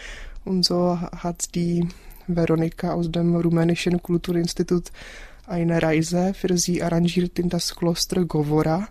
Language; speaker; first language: German; non-native, fluent; Czech